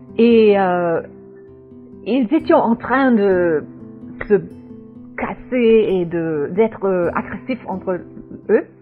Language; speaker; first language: French; non-native, learner; German